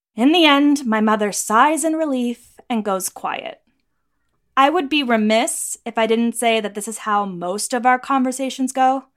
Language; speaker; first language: English; early bilingual, other home language; Greek